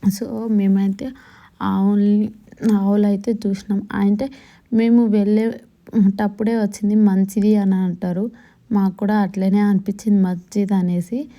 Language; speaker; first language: Telugu; non-native, local second language; Lambadi